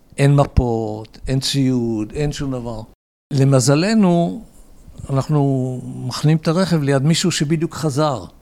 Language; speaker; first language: Hebrew; early bilingual, other home language; English